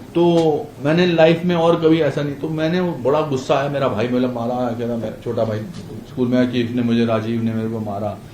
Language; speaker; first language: Hindi; native; Hindi